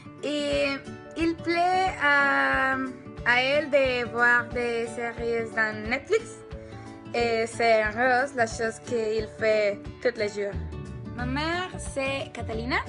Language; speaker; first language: French; non-native, learner; Spanish